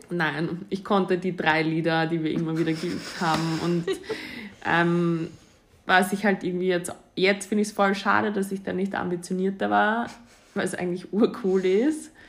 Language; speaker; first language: German; native; German